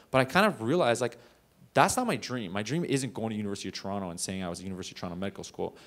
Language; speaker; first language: English; native; English